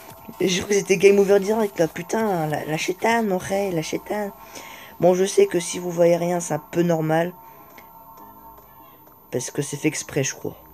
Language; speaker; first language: French; native; French